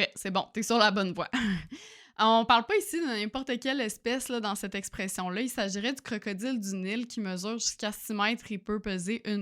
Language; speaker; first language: French; native; French